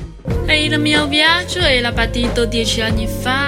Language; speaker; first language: Italian; non-native, local second language; Chinese